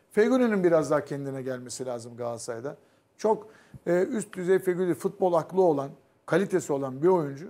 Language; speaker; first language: Turkish; native; Turkish